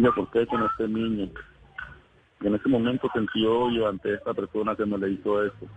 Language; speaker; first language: Spanish; native; Spanish